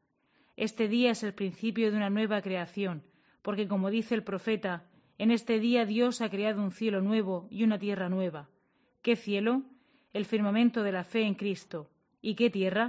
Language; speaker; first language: Spanish; native; Spanish